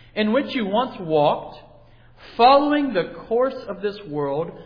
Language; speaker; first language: English; native; English